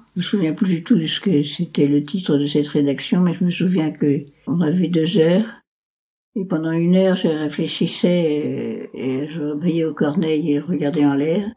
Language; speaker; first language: French; native; French